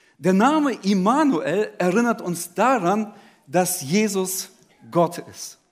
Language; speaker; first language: German; early bilingual, other home language; Russian